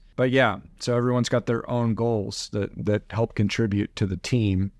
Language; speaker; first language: English; native; English